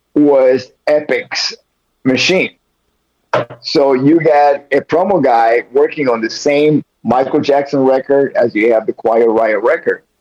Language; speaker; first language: English; early bilingual, other home language; Spanish